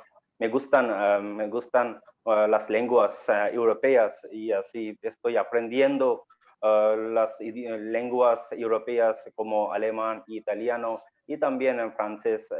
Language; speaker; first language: Spanish; non-native, learner; Bangla